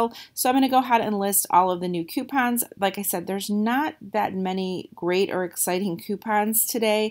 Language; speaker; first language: English; native; English